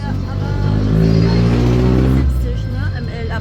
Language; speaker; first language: German; non-native, learner; Hiligaynon